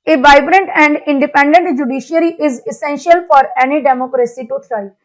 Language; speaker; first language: English; non-native, local second language; Punjabi